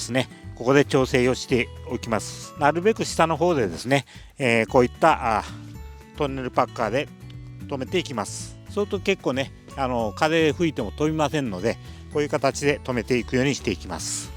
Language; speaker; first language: Japanese; native; Japanese